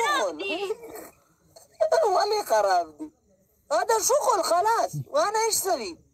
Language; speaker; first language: Arabic; non-native, learner; Pashto